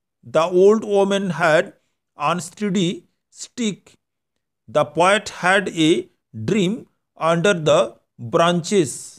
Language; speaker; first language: English; non-native, local second language; Bangla